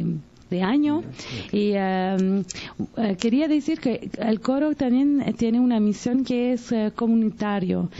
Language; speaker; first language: Spanish; early bilingual, heritage; Spanish